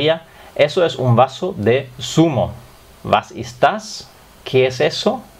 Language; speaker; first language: Spanish; non-native, fluent; German